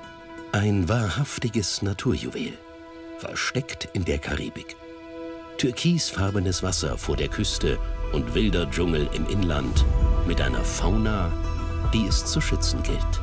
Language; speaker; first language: German; native; German